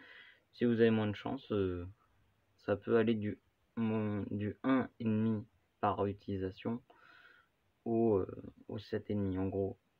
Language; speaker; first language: French; native; French